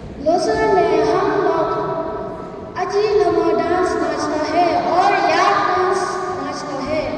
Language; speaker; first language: Hindi; non-native, local second language; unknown